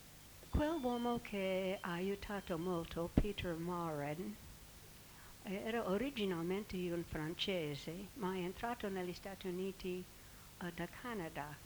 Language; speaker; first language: Italian; non-native, fluent; English